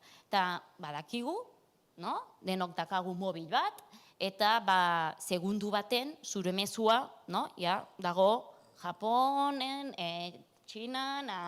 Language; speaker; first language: Basque; non-native, local second language; Catalan